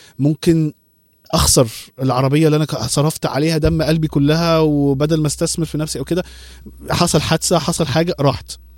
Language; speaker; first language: Arabic; early bilingual, heritage; Arabic